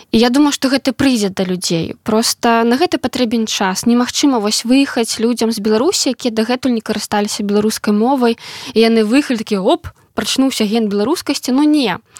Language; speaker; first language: Belarusian; non-native, local second language; Russian